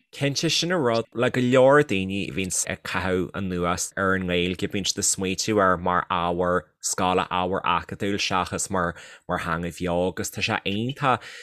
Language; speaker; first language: Irish; native; Irish